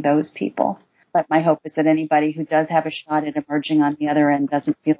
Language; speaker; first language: English; native; English